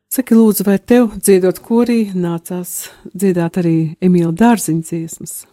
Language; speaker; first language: Latvian; native; Latvian